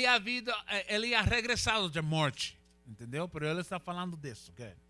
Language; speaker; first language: Portuguese; non-native, fluent; Spanish